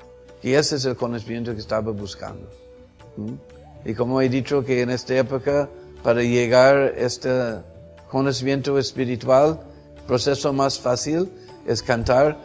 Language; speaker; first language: Spanish; non-native, fluent; English